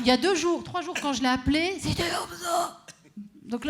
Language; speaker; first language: French; native; French